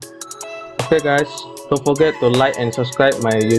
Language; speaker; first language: English; non-native, learner; Malay